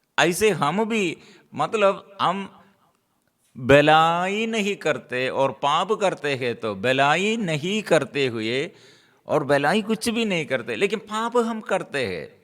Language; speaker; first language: Hindi; non-native, local second language; Malayalam